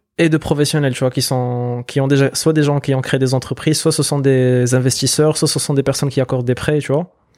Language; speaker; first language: French; non-native, local second language; Arabic